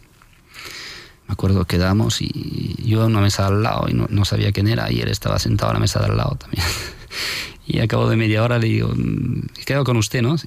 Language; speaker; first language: Spanish; non-native, fluent; French